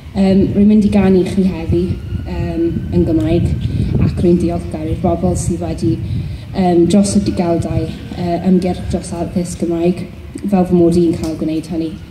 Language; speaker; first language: Welsh; non-native, local second language; English